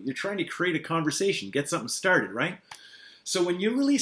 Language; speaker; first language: English; native; English